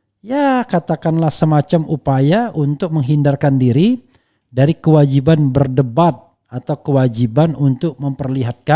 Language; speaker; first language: Indonesian; native; Indonesian